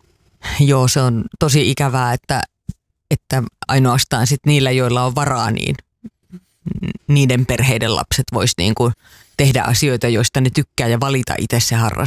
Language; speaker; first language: Finnish; native; Finnish